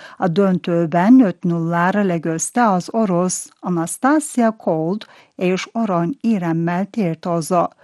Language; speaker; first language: Hungarian; non-native, fluent; Turkish